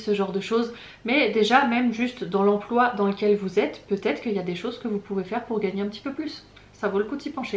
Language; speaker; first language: French; native; French